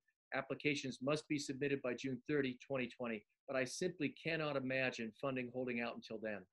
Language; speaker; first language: English; native; English